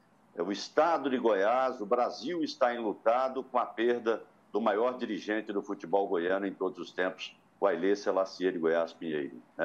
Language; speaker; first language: Portuguese; native; Portuguese